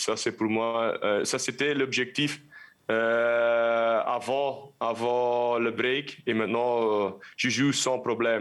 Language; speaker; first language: French; non-native, local second language; Dutch